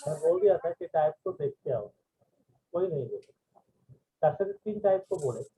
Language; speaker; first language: Hindi; non-native, local second language; Bangla